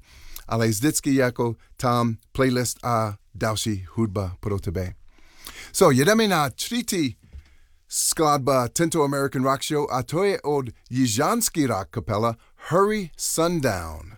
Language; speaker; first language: Czech; non-native, learner; English